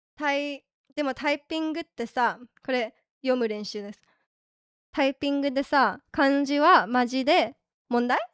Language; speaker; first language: Japanese; early bilingual, heritage; Japanese